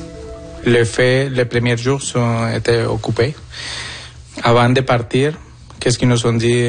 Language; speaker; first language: French; non-native, fluent; Spanish